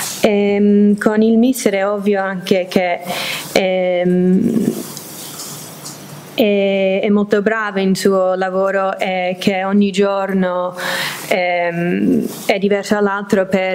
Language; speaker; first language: Italian; non-native, fluent; English